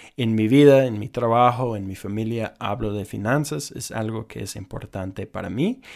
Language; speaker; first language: Spanish; non-native, fluent; English